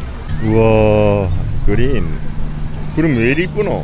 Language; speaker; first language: Korean; native; Korean